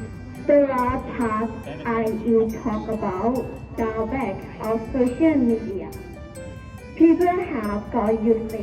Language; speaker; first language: English; non-native, learner; Thai